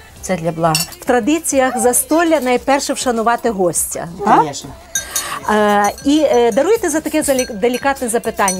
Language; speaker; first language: Ukrainian; native; Ukrainian